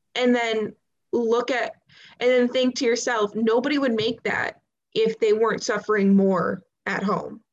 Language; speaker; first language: English; native; English